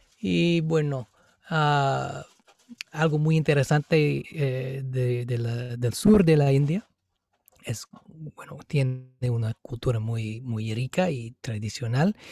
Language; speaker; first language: Spanish; non-native, fluent; English